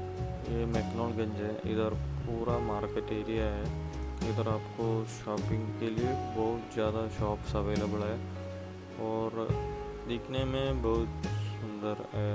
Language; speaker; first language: Hindi; non-native, local second language; Malayalam